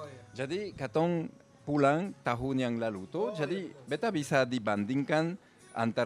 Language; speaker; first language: Indonesian; non-native, fluent; French